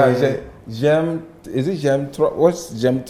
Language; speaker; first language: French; non-native, learner; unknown